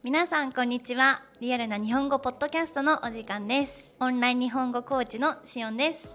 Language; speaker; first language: Japanese; native; Japanese